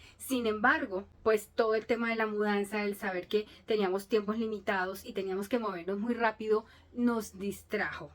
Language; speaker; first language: Spanish; native; Spanish